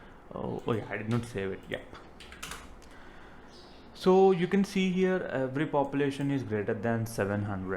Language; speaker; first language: English; non-native, local second language; Telugu